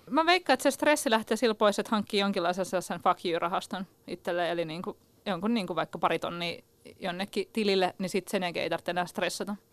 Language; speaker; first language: Finnish; native; Finnish